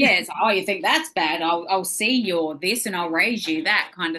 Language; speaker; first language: English; native; English